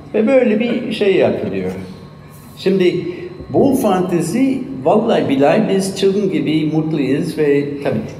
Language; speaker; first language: Turkish; non-native, fluent; English